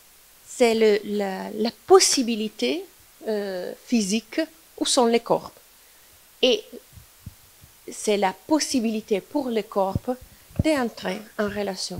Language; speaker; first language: French; non-native, fluent; Italian